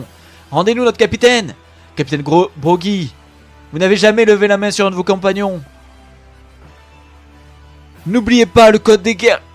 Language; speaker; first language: French; native; French